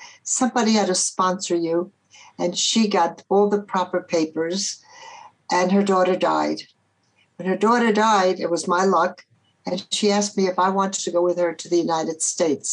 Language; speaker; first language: English; early bilingual, other home language; Polish